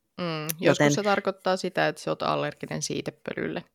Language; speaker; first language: Finnish; native; Finnish